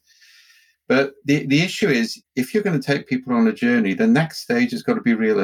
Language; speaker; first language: English; native; English